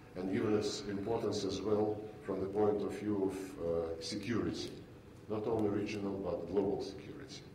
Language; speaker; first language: English; non-native, fluent; Russian